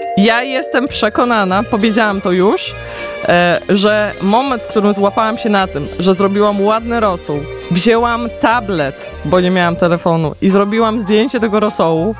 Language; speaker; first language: Polish; native; Polish